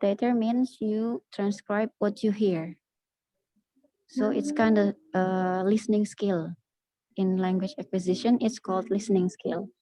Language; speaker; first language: English; non-native, local second language; Indonesian